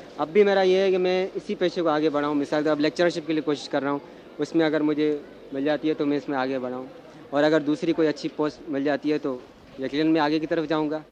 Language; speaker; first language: Urdu; native; Urdu